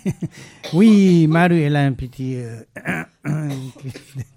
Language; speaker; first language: French; non-native, fluent; Spanish